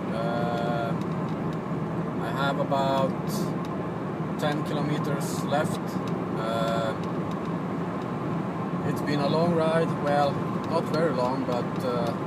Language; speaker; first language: English; non-native, fluent; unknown